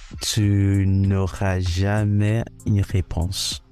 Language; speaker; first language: French; non-native, fluent; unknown